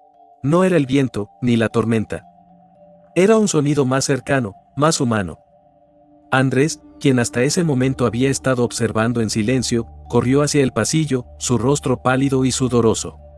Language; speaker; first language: Spanish; native; Spanish